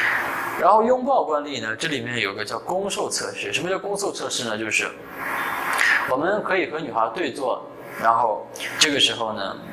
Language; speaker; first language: Chinese; native; Chinese